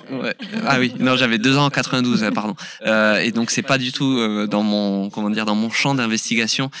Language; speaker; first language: French; native; French